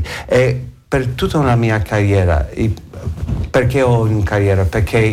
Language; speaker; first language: Italian; non-native, learner; English